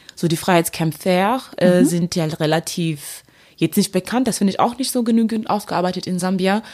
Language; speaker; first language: German; native; German